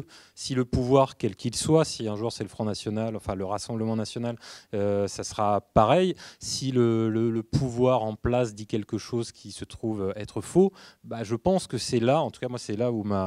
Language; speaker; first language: French; native; French